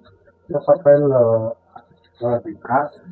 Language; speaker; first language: French; non-native, local second language; Malagasy